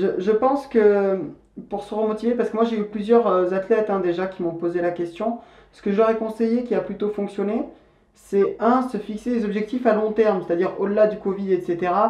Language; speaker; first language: French; native; French